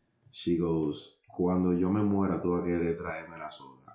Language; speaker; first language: Spanish; early bilingual, other home language; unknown